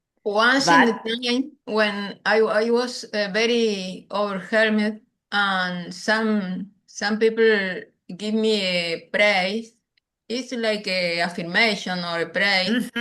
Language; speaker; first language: English; non-native, learner; Spanish